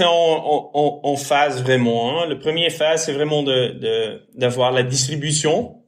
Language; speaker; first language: French; non-native, local second language; Dutch